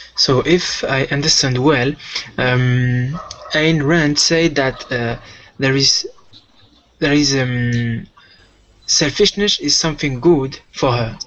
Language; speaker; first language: English; non-native, fluent; French